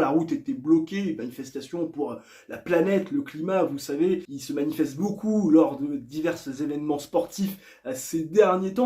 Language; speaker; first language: French; native; French